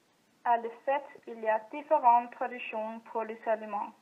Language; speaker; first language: French; non-native, learner; Danish